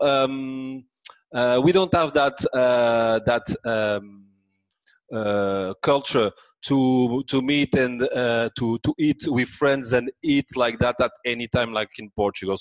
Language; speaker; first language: English; non-native, fluent; French